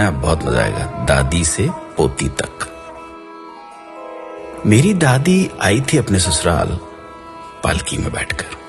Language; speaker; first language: Hindi; native; Hindi